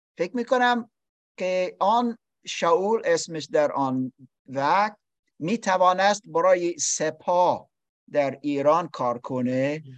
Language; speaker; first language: Persian; non-native, learner; English